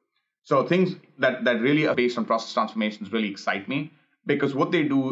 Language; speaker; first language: English; non-native, local second language; Hindi